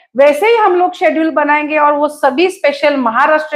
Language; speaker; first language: Hindi; non-native, local second language; Konkani